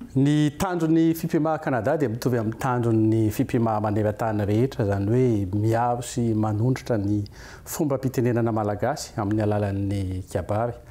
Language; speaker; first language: Malagasy; native; Malagasy